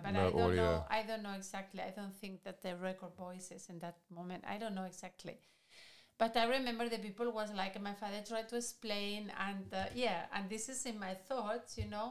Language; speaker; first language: English; non-native, fluent; Spanish